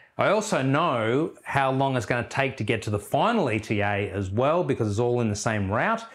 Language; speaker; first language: English; native; English